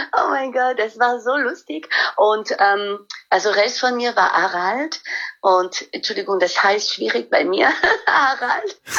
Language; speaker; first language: German; non-native, fluent; French